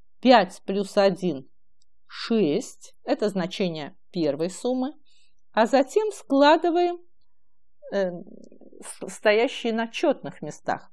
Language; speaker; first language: Russian; native; Russian